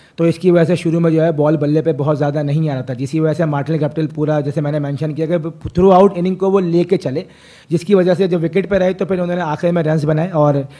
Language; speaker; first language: Urdu; native; Urdu